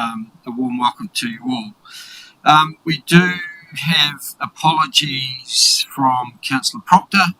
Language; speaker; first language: English; native; English